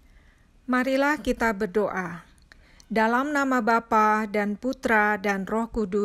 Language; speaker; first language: Indonesian; native; Indonesian